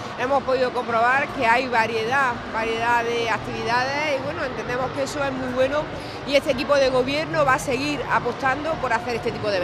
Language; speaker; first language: Spanish; native; Spanish